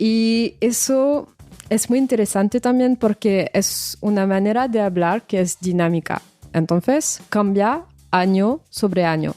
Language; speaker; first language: Spanish; non-native, fluent; French